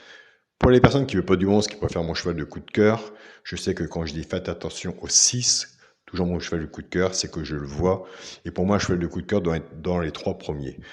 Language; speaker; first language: French; native; French